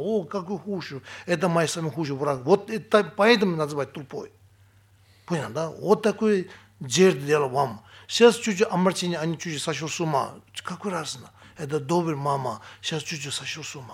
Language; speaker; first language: Russian; non-native, learner; Tibetan